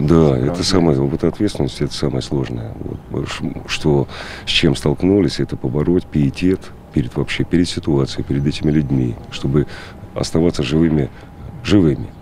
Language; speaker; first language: Russian; native; Russian